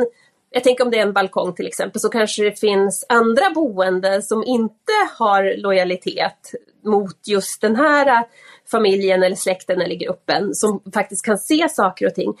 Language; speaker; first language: Swedish; native; Swedish